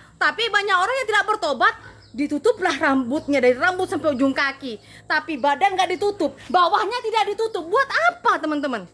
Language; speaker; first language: Indonesian; non-native, local second language; Madurese